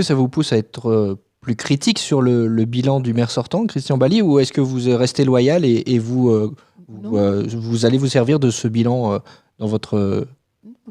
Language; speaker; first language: French; native; French